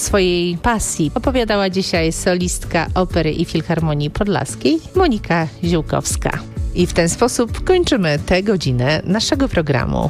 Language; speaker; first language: Polish; native; Polish